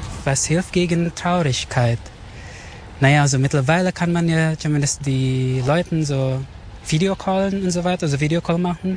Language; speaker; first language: German; non-native, fluent; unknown